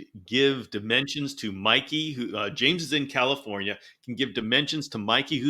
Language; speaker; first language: English; native; English